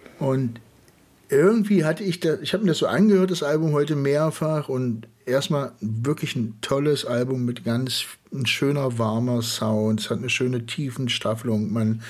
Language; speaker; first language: German; native; German